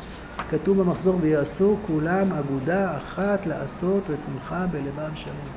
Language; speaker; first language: Hebrew; native; Hebrew